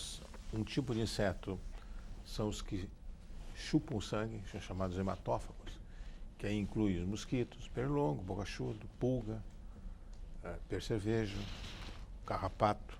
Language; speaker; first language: Portuguese; native; Portuguese